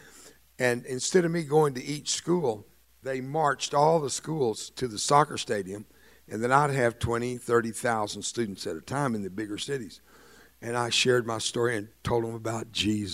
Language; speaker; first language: English; early bilingual, other home language; Spanish